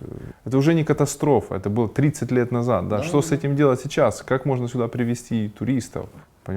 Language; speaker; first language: Russian; native; Russian